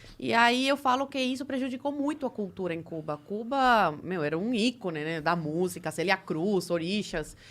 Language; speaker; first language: Portuguese; non-native, fluent; Spanish